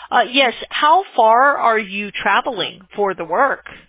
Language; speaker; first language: English; native; English